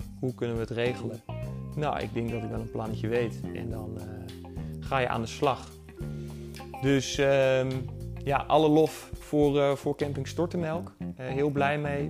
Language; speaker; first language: Dutch; native; Dutch